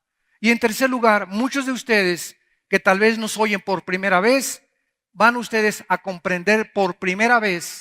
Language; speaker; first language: Spanish; native; Spanish